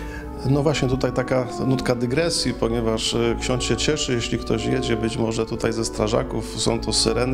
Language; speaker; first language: Polish; native; Polish